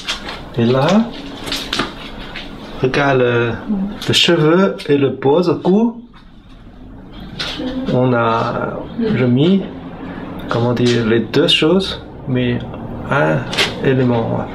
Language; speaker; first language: French; non-native, learner; Chinese